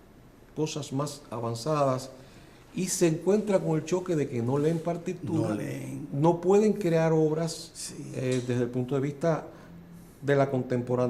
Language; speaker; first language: Spanish; native; Spanish